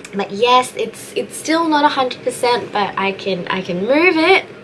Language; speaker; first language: English; native; English